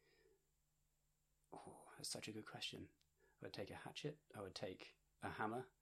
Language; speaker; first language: English; native; English